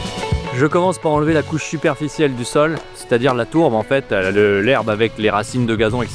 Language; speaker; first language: French; native; French